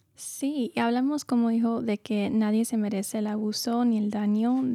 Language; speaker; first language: Spanish; early bilingual, heritage; Spanish